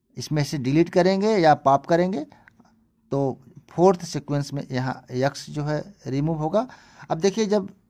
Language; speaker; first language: Hindi; native; Hindi